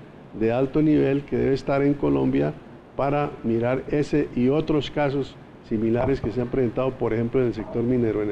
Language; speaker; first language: Spanish; native; Spanish